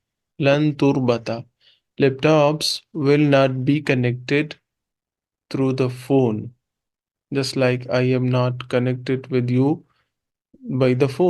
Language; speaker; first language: English; non-native, local second language; Urdu